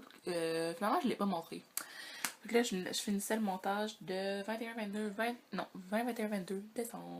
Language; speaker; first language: French; native; French